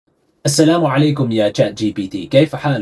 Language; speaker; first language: Arabic; non-native, learner; English